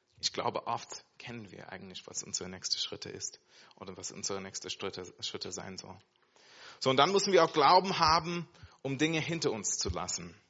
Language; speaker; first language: German; non-native, fluent; English